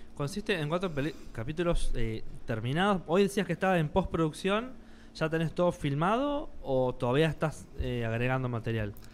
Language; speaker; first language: Spanish; native; Spanish